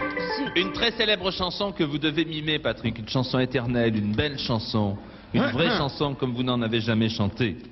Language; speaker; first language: French; native; French